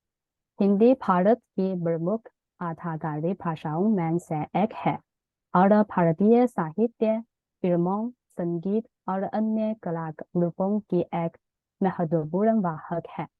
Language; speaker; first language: Hindi; non-native, learner; Chinese